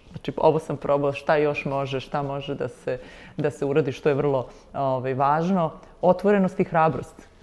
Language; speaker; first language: Serbian; native; Serbian